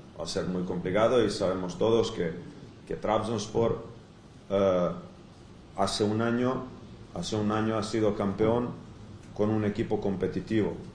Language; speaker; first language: Spanish; non-native, fluent; Croatian